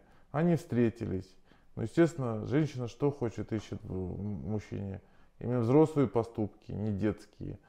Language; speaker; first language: Russian; native; Russian